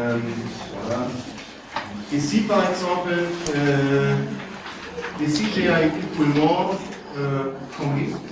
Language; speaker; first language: French; non-native, learner; German